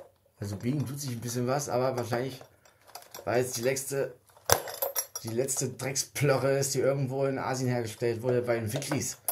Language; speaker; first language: German; native; German